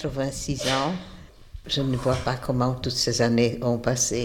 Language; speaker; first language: French; non-native, fluent; Polish